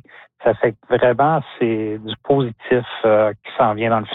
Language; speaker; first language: French; native; French